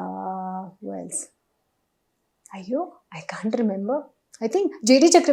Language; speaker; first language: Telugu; non-native, local second language; Hindi